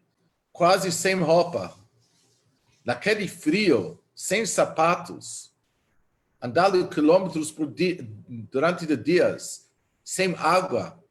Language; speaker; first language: Portuguese; non-native, fluent; Hebrew